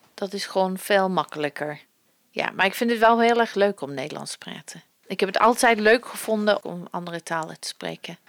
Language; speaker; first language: Dutch; non-native, fluent; English